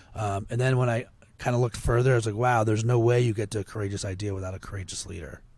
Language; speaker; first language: English; native; English